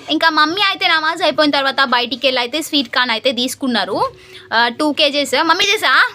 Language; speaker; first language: Telugu; native; Telugu